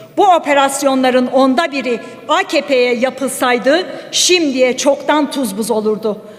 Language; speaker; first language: Turkish; native; Turkish